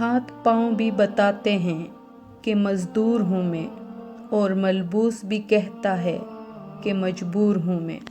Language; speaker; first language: Urdu; native; Urdu